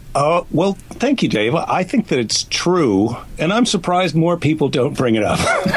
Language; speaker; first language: English; native; English